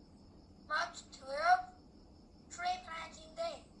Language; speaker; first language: English; non-native, learner; Chinese